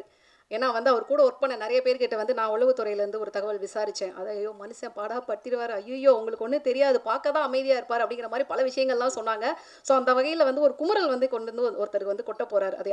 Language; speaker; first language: Tamil; native; Tamil